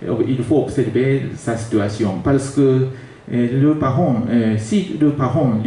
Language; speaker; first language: French; non-native, learner; Japanese